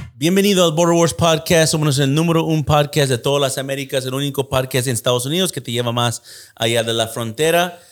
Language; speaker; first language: Spanish; early bilingual, heritage; Spanish